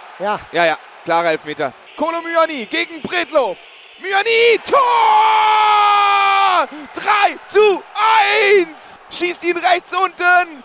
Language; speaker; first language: German; native; German